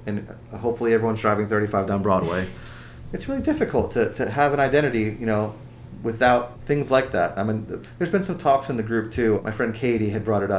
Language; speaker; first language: English; native; English